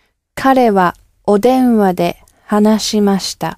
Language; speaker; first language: Japanese; non-native, learner; English